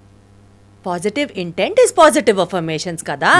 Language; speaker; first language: Telugu; native; Telugu